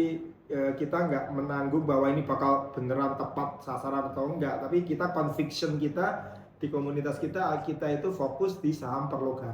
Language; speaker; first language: Indonesian; native; Indonesian